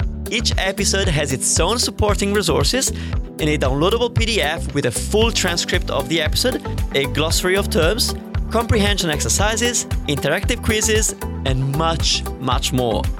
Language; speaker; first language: English; non-native, fluent; Italian